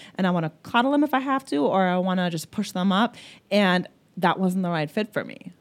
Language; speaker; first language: English; early bilingual, other home language; German